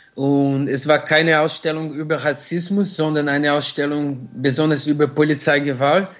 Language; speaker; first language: German; non-native, fluent; Portuguese